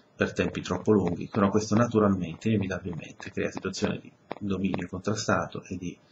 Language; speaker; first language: Italian; early bilingual, other home language; Spanish